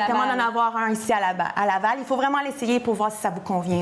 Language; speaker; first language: French; native; French